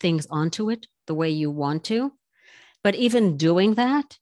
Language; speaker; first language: English; native; English